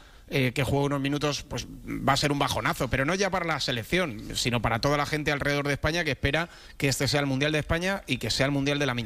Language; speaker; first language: Spanish; native; Spanish